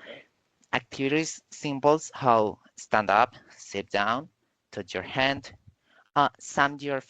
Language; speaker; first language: English; non-native, learner; Spanish